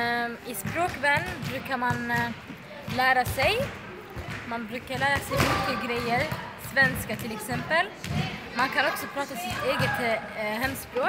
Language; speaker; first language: Swedish; early bilingual, other home language; Arabic